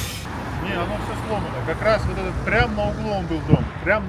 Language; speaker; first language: Russian; native; Russian